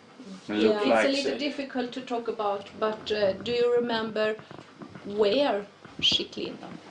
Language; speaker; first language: English; non-native, fluent; Swedish